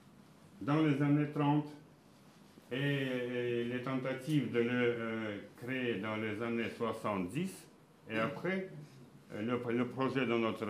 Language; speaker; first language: French; non-native, fluent; Russian